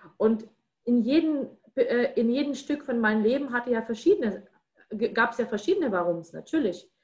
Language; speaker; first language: German; non-native, fluent; Russian